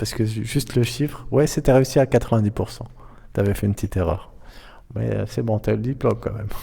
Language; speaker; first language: French; native; French